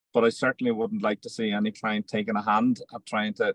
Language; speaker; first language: English; native; English